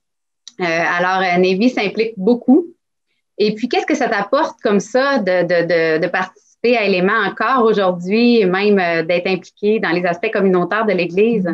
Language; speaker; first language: French; native; French